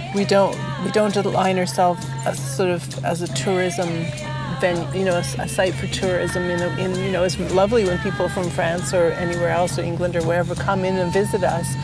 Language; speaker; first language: English; native; English